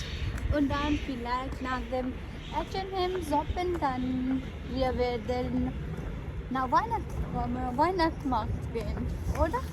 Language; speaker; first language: German; non-native, learner; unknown